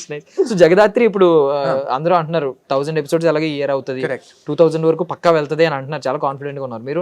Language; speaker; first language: Telugu; native; Telugu